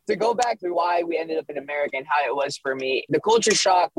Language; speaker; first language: English; early bilingual, other home language; Filipino